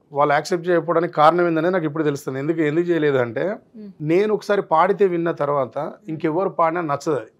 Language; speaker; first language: Telugu; native; Telugu